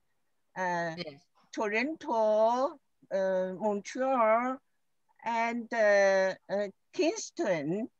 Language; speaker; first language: English; non-native, learner; Chinese